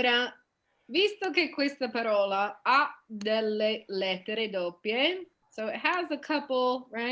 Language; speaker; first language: Italian; non-native, fluent; English